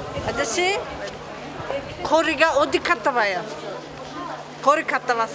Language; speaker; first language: Korean; early bilingual, heritage; Russian